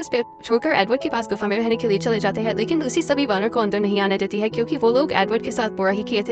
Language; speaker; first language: Hindi; native; Hindi